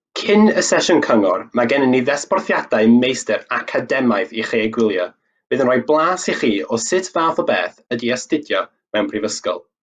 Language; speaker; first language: Welsh; native; Welsh